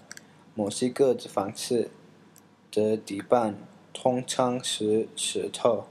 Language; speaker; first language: Chinese; non-native, learner; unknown